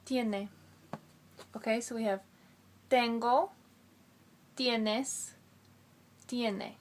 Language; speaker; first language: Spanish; non-native, fluent; English